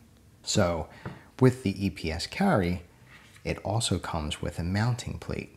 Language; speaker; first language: English; native; English